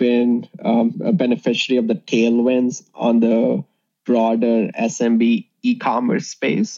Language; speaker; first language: English; non-native, local second language; Hindi